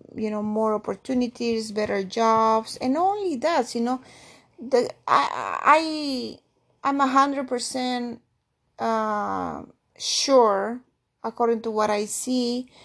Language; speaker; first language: English; non-native, fluent; Spanish